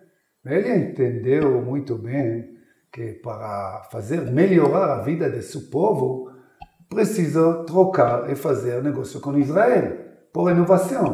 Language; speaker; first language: Portuguese; non-native, learner; Hebrew